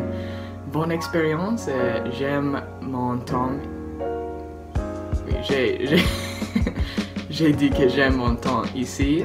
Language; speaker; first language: French; non-native, learner; English